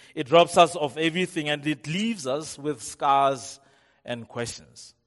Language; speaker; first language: English; non-native, local second language; Tswana